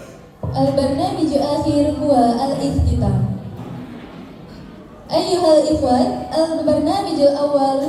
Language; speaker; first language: Arabic; non-native, learner; Indonesian